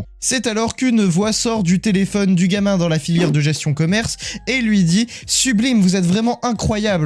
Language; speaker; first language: French; native; French